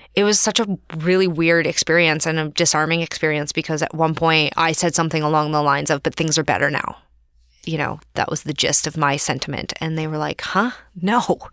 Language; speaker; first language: English; native; English